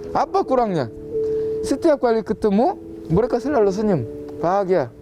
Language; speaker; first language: Indonesian; non-native, fluent; Korean